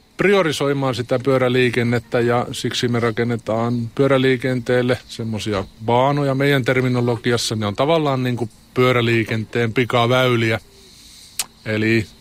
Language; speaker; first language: Finnish; native; Finnish